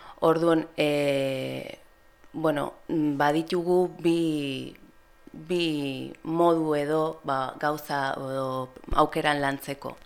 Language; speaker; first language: Basque; non-native, local second language; Spanish